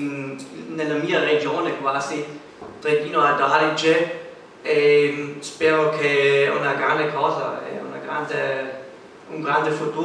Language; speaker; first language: Italian; non-native, local second language; German